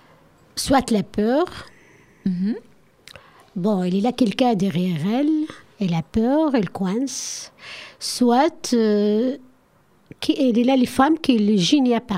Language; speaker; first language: French; non-native, learner; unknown